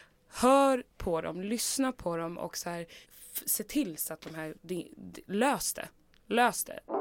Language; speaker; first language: Swedish; native; Swedish